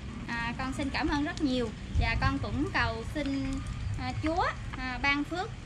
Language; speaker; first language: Vietnamese; native; Vietnamese